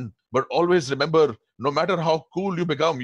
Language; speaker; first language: English; non-native, local second language; Hindi